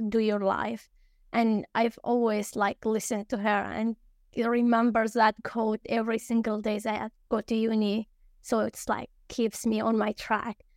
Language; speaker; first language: English; early bilingual, other home language; Arabic